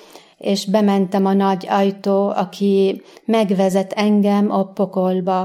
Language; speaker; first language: Hungarian; non-native, learner; Arabic